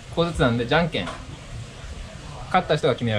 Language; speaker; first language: Japanese; native; Japanese